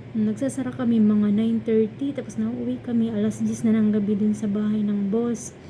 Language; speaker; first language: Filipino; non-native, local second language; Waray